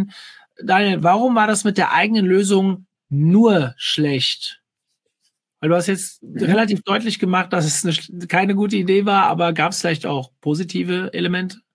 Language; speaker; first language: German; native; German